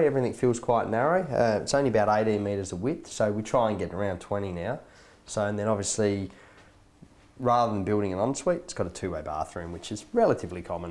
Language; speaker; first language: English; native; English